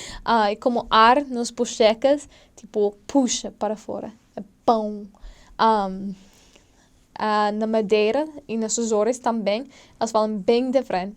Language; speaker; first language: Portuguese; non-native, fluent; English